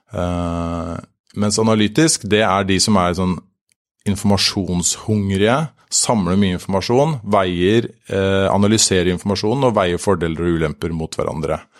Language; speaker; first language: Norwegian; native; Norwegian